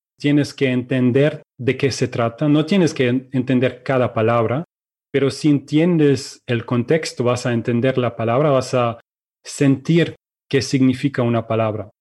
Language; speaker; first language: Spanish; non-native, fluent; Russian